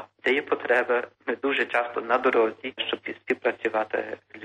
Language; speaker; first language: Ukrainian; early bilingual, heritage; Ukrainian